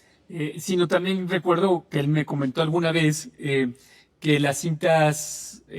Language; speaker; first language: Spanish; native; Spanish